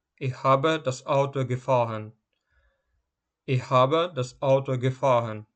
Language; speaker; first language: German; non-native, fluent; Ukrainian